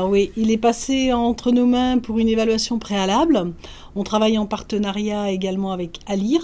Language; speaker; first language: French; native; French